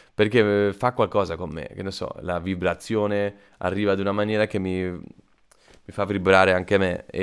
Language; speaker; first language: Italian; non-native, fluent; Spanish